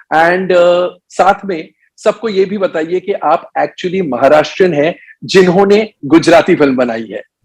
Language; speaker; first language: Hindi; native; Hindi